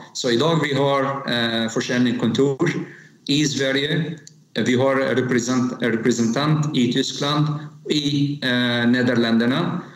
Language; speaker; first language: Swedish; non-native, learner; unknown